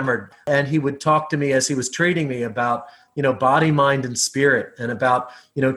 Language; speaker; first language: English; native; English